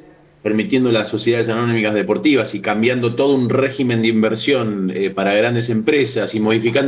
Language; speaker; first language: Spanish; native; Spanish